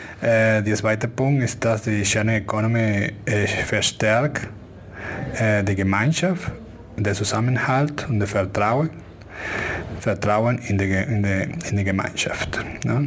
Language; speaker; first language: German; non-native, fluent; Spanish